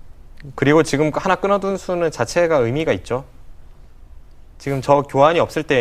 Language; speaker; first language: Korean; native; Korean